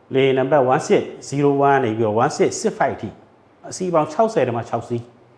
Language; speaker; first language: Burmese; native; Burmese